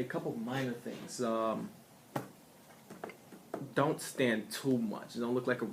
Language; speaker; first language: English; native; English